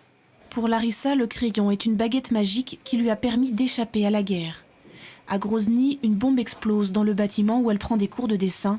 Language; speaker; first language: French; native; French